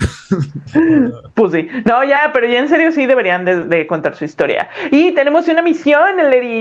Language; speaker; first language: Spanish; native; Spanish